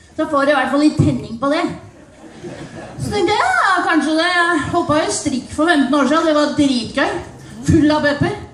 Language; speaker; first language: Norwegian; native; Norwegian